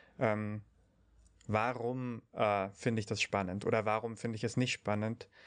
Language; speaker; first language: German; native; German